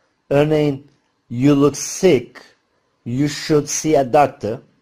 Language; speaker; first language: English; non-native, fluent; Turkish